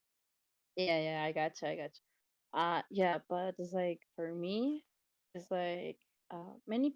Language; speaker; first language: English; non-native, learner; Spanish